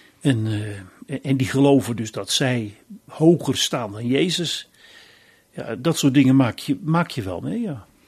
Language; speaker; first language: Dutch; native; Dutch